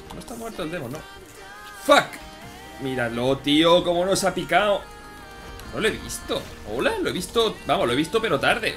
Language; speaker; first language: Spanish; native; Spanish